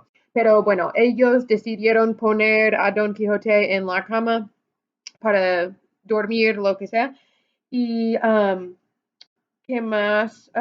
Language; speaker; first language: Spanish; non-native, fluent; English